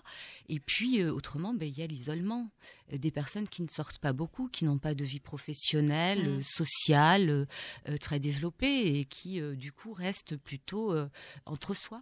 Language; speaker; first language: French; native; French